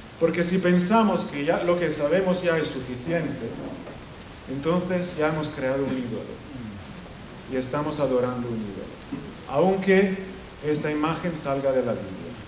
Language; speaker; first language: Spanish; non-native, fluent; Italian